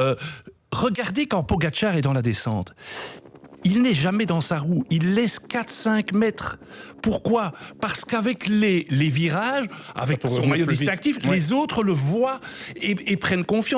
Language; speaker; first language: French; native; French